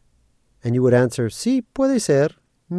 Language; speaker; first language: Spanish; non-native, fluent; English